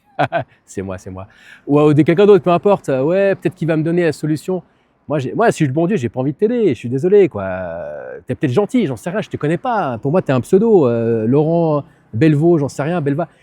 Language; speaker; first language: French; native; French